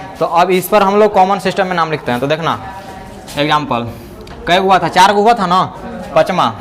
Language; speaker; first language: Hindi; native; Hindi